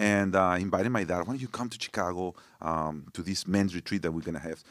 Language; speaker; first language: English; non-native, fluent; Spanish